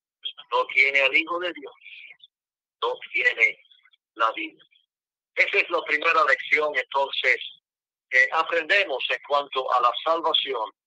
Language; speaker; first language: Spanish; non-native, fluent; English